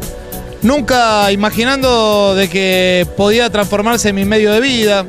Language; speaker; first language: Spanish; native; Spanish